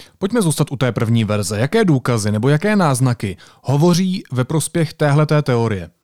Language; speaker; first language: Czech; native; Czech